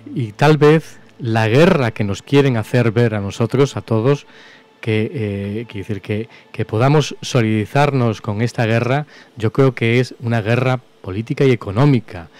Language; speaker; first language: Spanish; native; Spanish